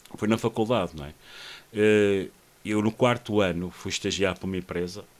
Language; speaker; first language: Portuguese; native; Portuguese